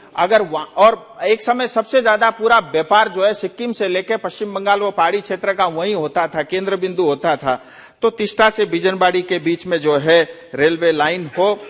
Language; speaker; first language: Hindi; non-native, local second language; Nepali